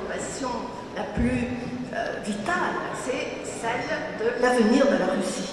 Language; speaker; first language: French; native; French